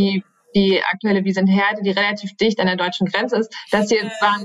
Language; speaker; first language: German; native; German